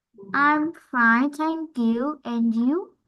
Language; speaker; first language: English; non-native, learner; Vietnamese